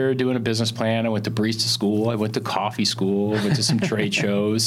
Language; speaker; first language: English; native; English